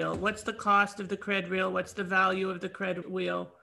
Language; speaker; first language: English; native; English